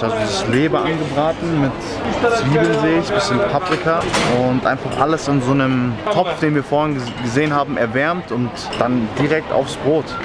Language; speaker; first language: German; native; German